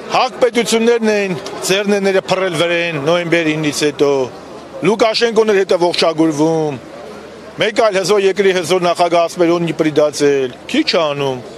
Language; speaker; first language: Armenian; native; Armenian